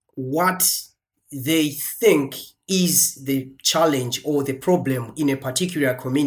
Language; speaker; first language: English; non-native, local second language; Nyanja